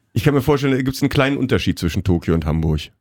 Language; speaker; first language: German; native; German